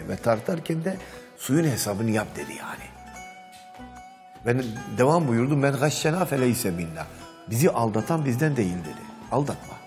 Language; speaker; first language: Turkish; native; Turkish